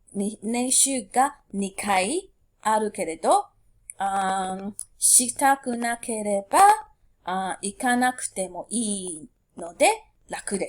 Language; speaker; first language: Japanese; non-native, fluent; English